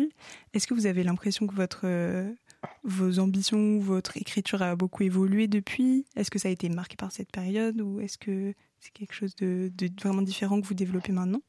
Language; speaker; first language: French; native; French